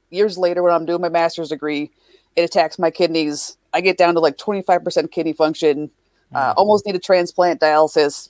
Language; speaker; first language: English; native; English